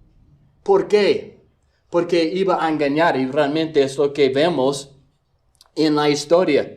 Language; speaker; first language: Spanish; non-native, fluent; English